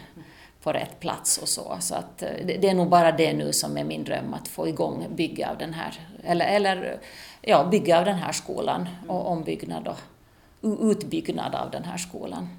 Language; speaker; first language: Swedish; native; Swedish